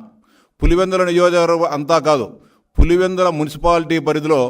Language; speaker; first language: Telugu; native; Telugu